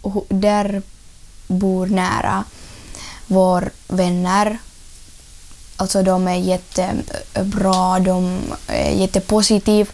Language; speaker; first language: Swedish; non-native, learner; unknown